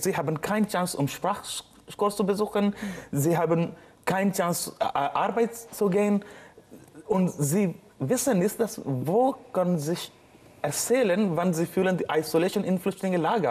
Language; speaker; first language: German; non-native, learner; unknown